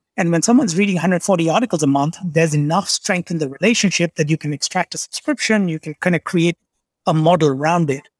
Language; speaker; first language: English; non-native, local second language; Bangla